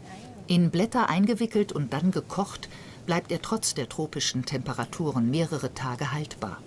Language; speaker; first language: German; native; German